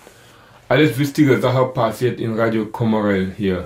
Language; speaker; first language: German; non-native, learner; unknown